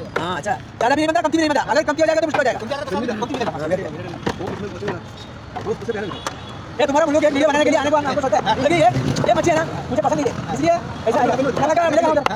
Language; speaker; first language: Hindi; non-native, local second language; Malayalam